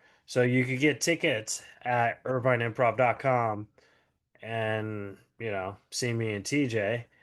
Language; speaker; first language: English; native; English